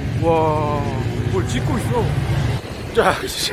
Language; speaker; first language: Korean; native; Korean